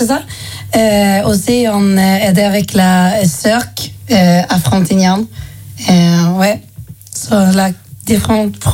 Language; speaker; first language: French; non-native, learner; Swedish